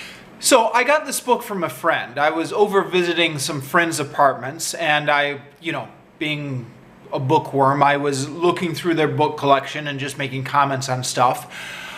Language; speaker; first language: English; native; English